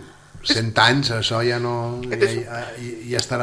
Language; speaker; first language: Catalan; native; Catalan